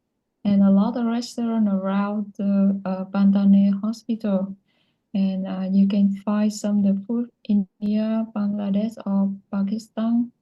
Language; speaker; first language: English; non-native, learner; Vietnamese